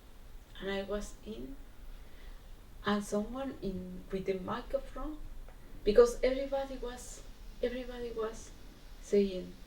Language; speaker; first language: English; non-native, learner; Spanish